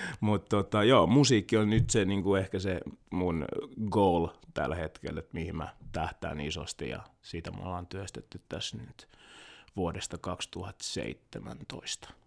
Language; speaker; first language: Finnish; early bilingual, other home language; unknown